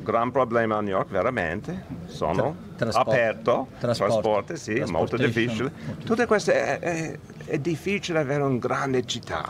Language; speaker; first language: Italian; non-native, learner; English